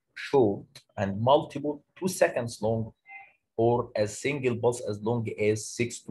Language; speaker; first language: English; non-native, local second language; Arabic